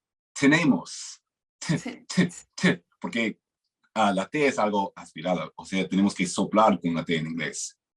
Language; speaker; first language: Spanish; non-native, fluent; English